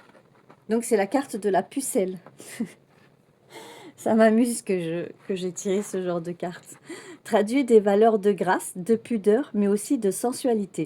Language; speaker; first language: French; native; French